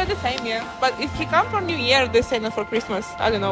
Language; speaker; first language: English; non-native, learner; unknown